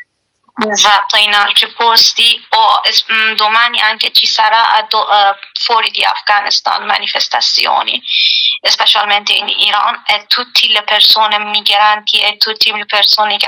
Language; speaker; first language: Italian; non-native, learner; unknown